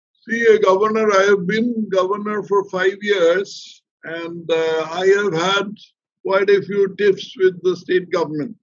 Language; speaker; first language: English; non-native, local second language; Bangla